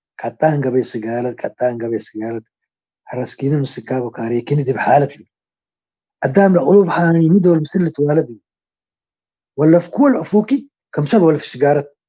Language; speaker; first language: Tigrinya; non-native, local second language; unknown